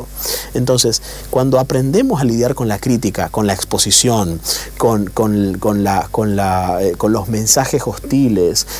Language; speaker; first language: Spanish; native; Spanish